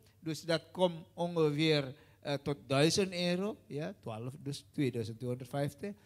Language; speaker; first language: Dutch; non-native, learner; Indonesian